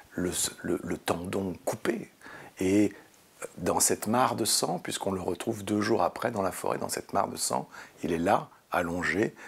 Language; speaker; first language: French; native; French